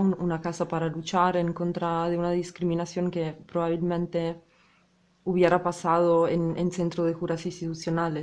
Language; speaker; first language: Spanish; non-native, fluent; Italian